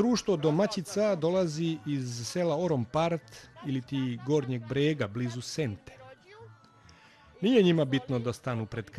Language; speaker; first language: Bosnian; native; Bosnian